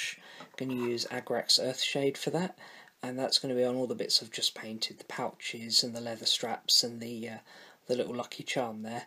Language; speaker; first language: English; native; English